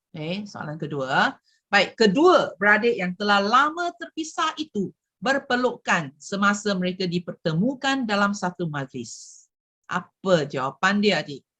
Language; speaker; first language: Malay; non-native, local second language; Chinese